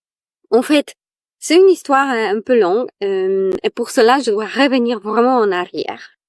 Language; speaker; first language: French; non-native, fluent; Polish